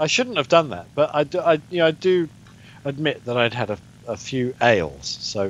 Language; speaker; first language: English; native; English